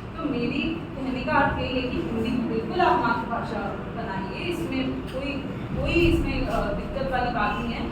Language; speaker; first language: Hindi; native; Hindi